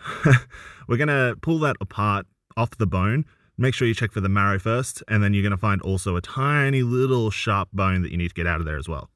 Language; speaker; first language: English; native; English